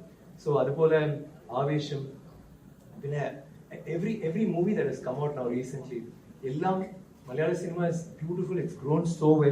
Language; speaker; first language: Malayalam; non-native, learner; Tamil